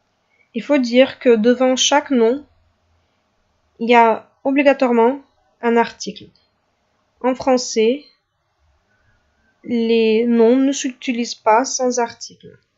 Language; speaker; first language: French; non-native, fluent; Russian